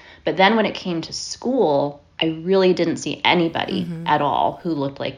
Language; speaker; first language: English; native; English